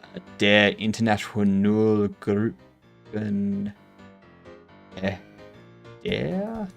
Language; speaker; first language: Swedish; non-native, learner; English